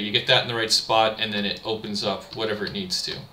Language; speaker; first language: English; native; English